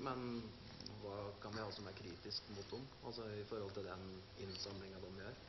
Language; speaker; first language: Norwegian; native; Norwegian